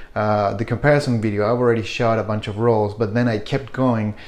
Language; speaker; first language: English; non-native, fluent; Spanish